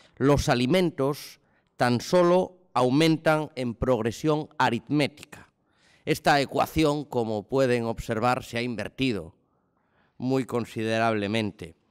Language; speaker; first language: Spanish; native; Spanish